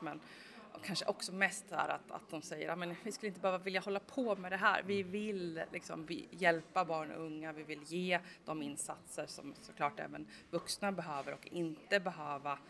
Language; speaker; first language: Swedish; native; Swedish